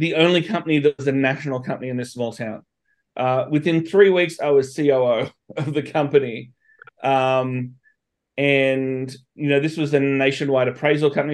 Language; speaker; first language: English; native; English